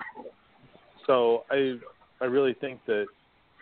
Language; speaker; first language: English; native; English